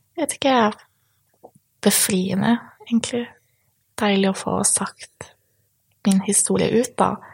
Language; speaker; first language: Norwegian; early bilingual, other home language; Polish